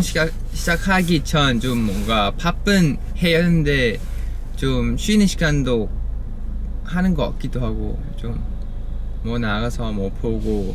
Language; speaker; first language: Korean; non-native, fluent; Thai